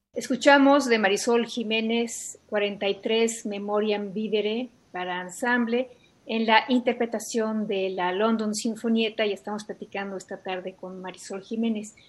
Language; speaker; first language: Spanish; native; Spanish